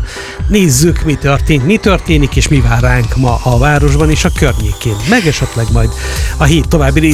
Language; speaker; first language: Hungarian; native; Hungarian